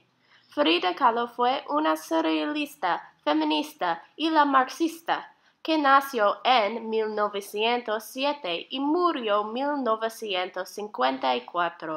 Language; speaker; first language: Spanish; non-native, learner; English